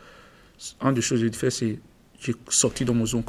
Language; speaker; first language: French; non-native, learner; English